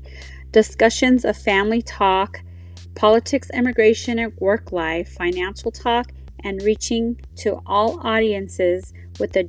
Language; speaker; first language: English; native; English